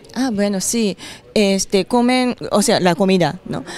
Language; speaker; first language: Spanish; non-native, fluent; Japanese